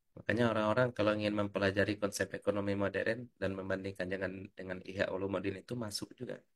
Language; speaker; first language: Indonesian; non-native, local second language; Minangkabau